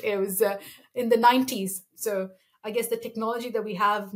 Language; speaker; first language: English; non-native, local second language; Malayalam